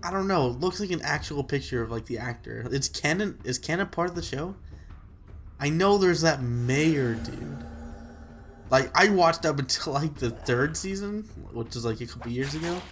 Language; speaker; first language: English; native; English